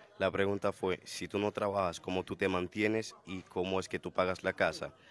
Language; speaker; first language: Spanish; non-native, fluent; Haitian Creole